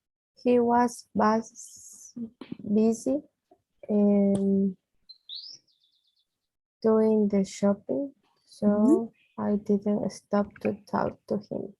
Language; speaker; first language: English; non-native, learner; Portuguese